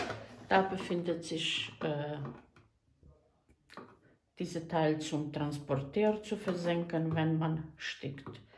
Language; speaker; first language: German; non-native, fluent; Bosnian